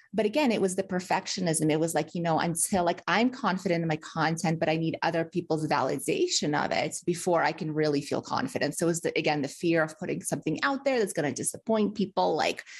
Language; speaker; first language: English; early bilingual, other home language; Russian